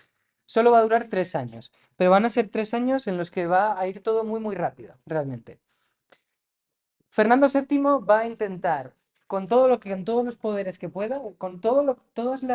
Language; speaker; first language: Spanish; native; Spanish